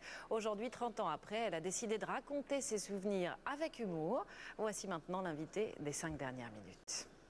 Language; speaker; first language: French; native; French